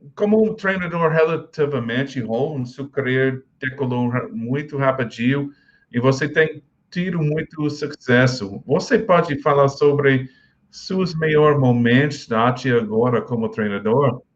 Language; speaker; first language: Portuguese; non-native, learner; English